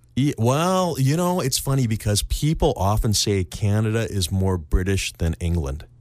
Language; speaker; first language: English; native; English